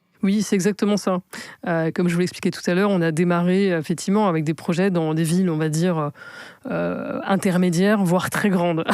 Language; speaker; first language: French; native; French